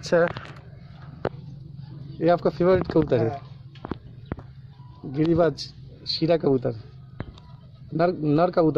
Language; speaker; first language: Hindi; non-native, local second language; Bangla